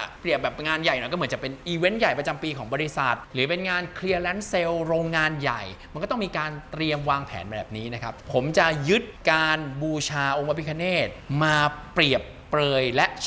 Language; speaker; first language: Thai; native; Thai